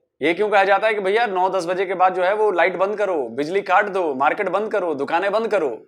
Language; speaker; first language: Hindi; native; Hindi